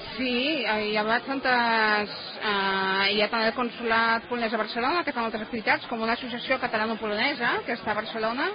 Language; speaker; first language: Catalan; non-native, fluent; Polish